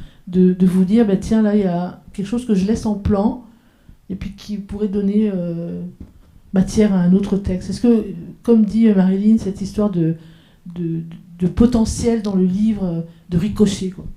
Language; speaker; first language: French; native; French